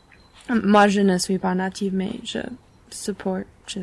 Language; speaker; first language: French; non-native, learner; English